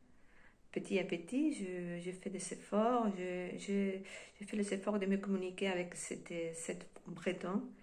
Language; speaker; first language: French; non-native, fluent; Spanish